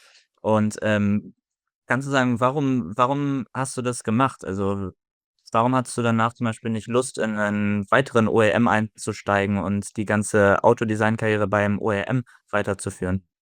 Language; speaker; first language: German; native; German